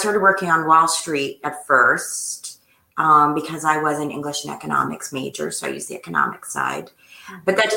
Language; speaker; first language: English; native; English